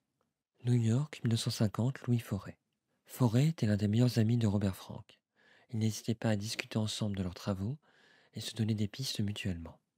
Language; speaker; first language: French; native; French